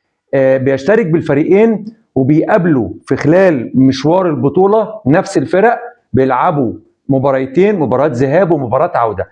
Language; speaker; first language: Arabic; native; Arabic